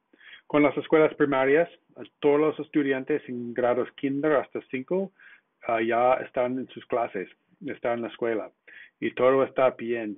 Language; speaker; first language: Spanish; non-native, fluent; English